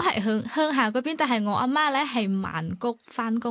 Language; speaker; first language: Cantonese; non-native, fluent; Thai